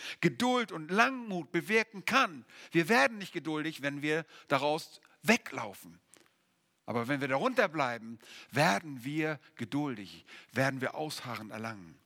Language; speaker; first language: German; native; German